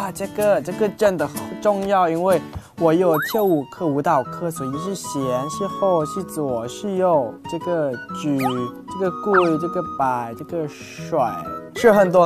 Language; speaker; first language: Chinese; non-native, learner; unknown